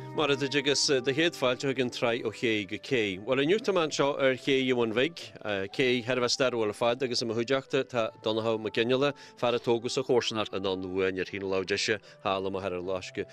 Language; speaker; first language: Irish; native; Irish